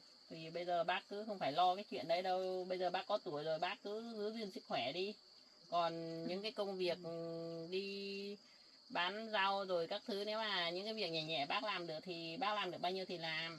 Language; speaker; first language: Vietnamese; native; Vietnamese